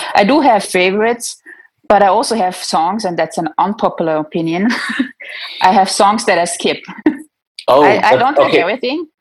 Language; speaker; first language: English; non-native, fluent; German